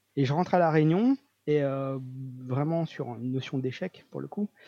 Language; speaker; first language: French; native; French